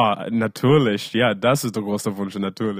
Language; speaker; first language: German; non-native, learner; English